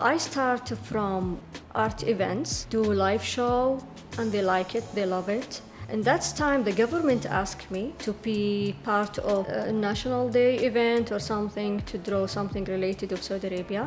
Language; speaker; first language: English; non-native, learner; Arabic